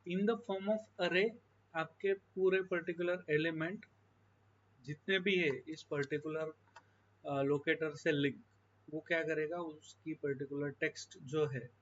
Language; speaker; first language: Hindi; non-native, local second language; Marathi